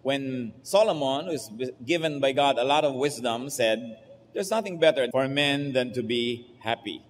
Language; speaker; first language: English; non-native, local second language; Filipino